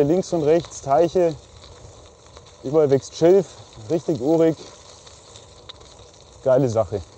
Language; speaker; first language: German; native; German